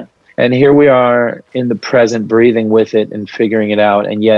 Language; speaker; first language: English; early bilingual, other home language; Arabic